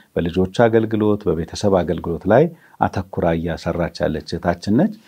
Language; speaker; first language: Amharic; native; Amharic